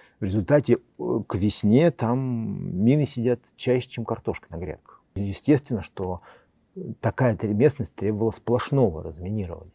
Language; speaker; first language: Russian; native; Russian